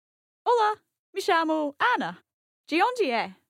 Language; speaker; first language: Portuguese; non-native, learner; English